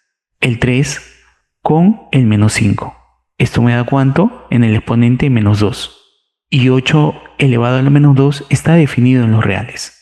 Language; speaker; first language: Spanish; native; Spanish